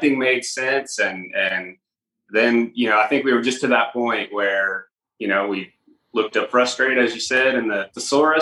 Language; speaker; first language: English; native; English